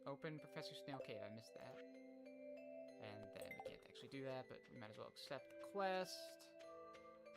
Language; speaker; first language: English; native; English